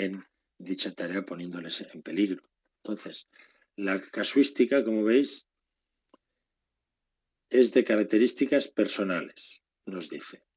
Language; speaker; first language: Spanish; native; Spanish